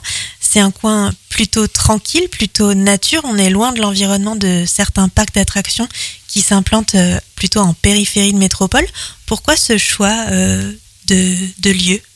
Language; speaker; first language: French; native; French